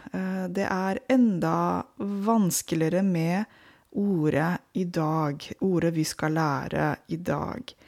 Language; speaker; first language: Norwegian; non-native, fluent; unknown